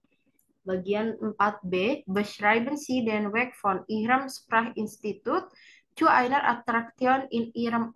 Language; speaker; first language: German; non-native, fluent; Indonesian